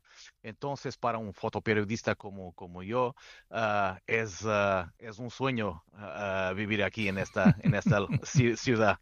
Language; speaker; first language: Spanish; non-native, fluent; Portuguese